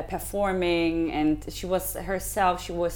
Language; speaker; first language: English; non-native, fluent; German